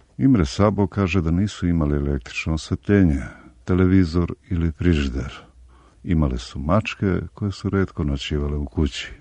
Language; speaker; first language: Serbian; native; Serbian